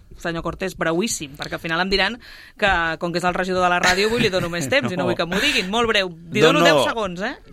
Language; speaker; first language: Catalan; native; Catalan